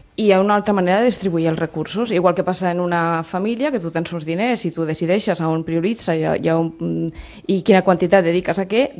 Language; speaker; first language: Catalan; non-native, local second language; Spanish